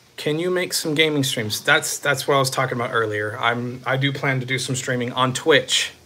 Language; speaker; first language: English; native; English